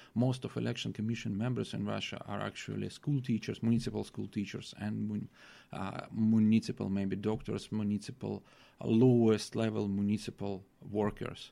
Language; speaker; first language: English; non-native, fluent; Russian